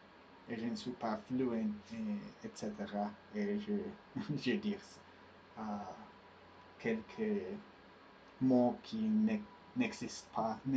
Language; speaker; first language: French; non-native, learner; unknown